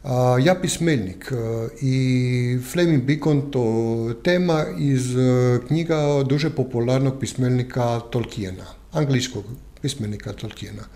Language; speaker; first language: Ukrainian; non-native, learner; Croatian